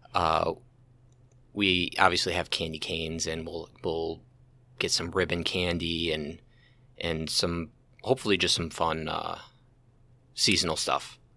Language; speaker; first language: English; native; English